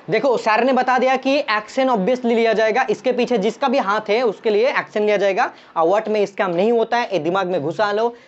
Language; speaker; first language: Hindi; non-native, local second language; Bangla